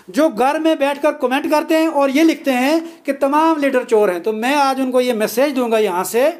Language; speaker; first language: Hindi; non-native, local second language; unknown